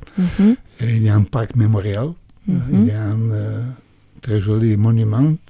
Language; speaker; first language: French; non-native, fluent; Croatian